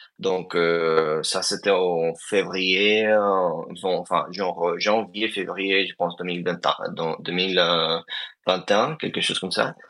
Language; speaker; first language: French; non-native, fluent; Spanish